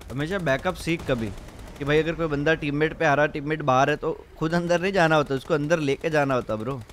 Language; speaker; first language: Hindi; non-native, local second language; Gujarati